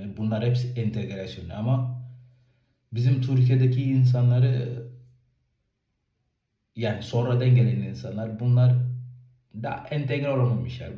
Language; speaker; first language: Turkish; non-native, fluent; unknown